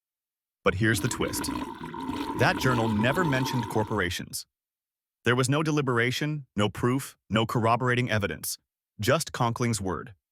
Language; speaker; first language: English; native; English